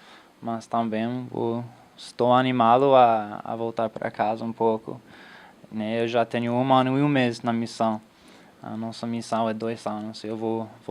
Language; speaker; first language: Portuguese; non-native, fluent; English